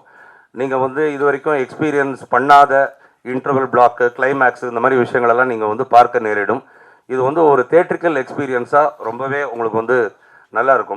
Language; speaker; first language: Tamil; native; Tamil